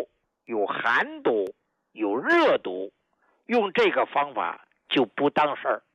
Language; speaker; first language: Chinese; native; Chinese